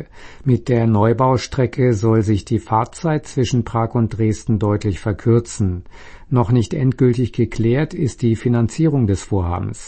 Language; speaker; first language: German; native; German